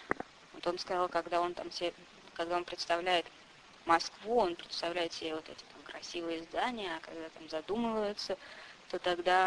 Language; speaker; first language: Russian; non-native, fluent; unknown